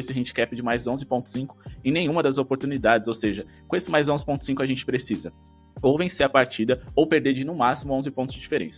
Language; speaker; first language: Portuguese; native; Portuguese